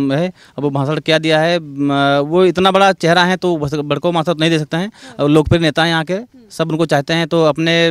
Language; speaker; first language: Hindi; native; Hindi